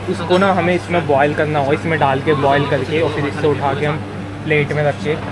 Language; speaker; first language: Hindi; native; Hindi